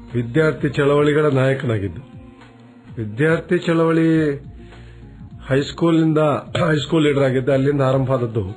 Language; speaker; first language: Kannada; native; Kannada